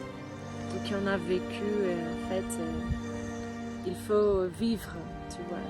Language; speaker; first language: French; non-native, learner; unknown